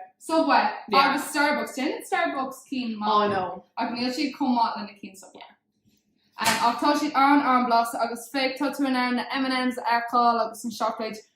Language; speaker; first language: Irish; non-native, local second language; English